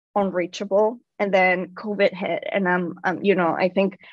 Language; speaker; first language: English; non-native, fluent; Spanish